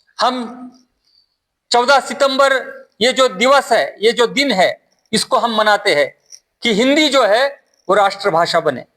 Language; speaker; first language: Hindi; non-native, local second language; Marathi